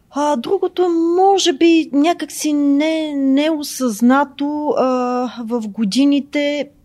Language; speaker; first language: Bulgarian; native; Bulgarian